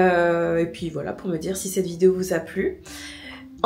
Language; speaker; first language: French; native; French